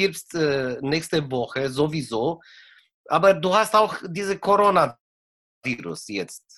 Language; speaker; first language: German; non-native, fluent; Romanian